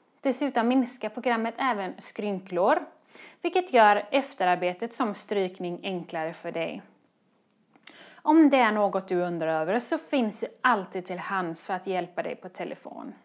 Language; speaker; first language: Swedish; native; Swedish